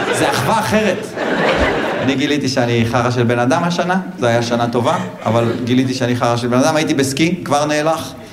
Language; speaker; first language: Hebrew; native; Hebrew